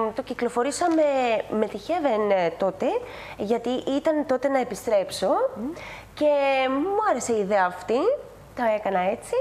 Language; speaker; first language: Greek; early bilingual, other home language; Spanish